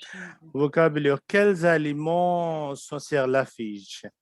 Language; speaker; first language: French; non-native, fluent; Urdu